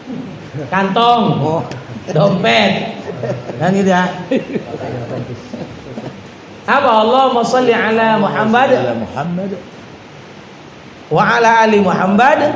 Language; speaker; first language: Indonesian; native; Indonesian